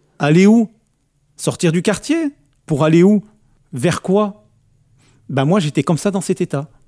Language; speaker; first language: French; early bilingual, other home language; Arabic